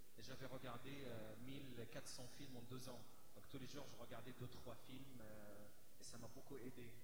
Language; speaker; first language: French; non-native, fluent; Arabic